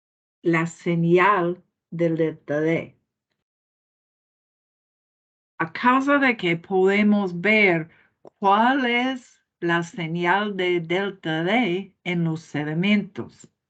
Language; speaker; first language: Spanish; non-native, fluent; English